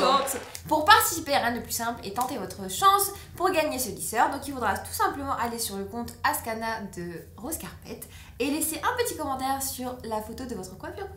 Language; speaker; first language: French; native; French